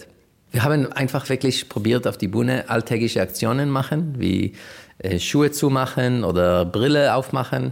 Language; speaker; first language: German; non-native, fluent; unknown